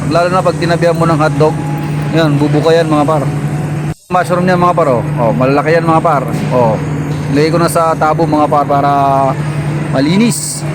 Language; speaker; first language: Filipino; non-native, local second language; Iloko